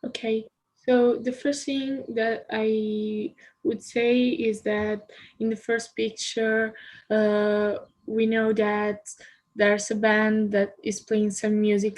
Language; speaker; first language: English; non-native, fluent; Italian